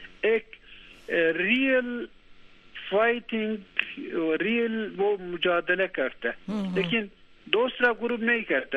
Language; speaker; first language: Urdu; non-native, learner; Turkish